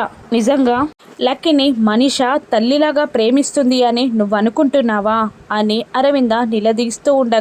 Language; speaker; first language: Telugu; native; Telugu